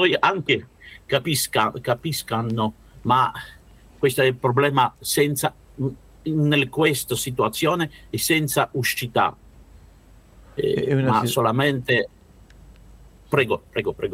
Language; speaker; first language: Italian; non-native, learner; Russian